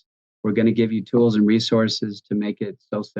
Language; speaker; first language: English; native; English